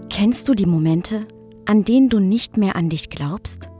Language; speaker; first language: German; native; German